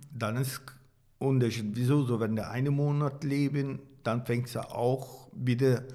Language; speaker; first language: German; non-native, fluent; Turkish